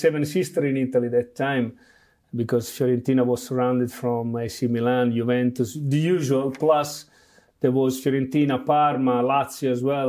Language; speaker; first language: English; non-native, fluent; Italian